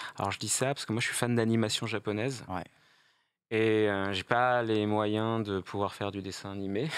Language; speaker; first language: French; native; French